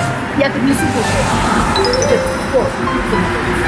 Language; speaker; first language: Russian; non-native, local second language; Tuvinian